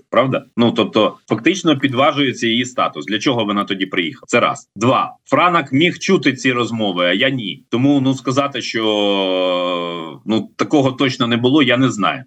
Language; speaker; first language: Ukrainian; native; Ukrainian